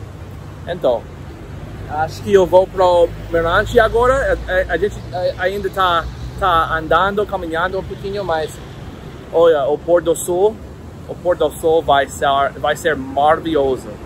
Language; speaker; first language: Portuguese; non-native, fluent; English